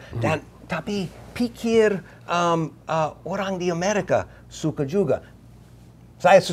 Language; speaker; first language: Indonesian; non-native, learner; English